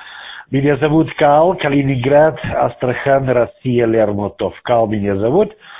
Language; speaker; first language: Russian; non-native, learner; German